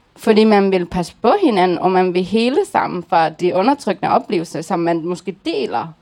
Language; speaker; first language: Danish; early bilingual, other home language; Japanese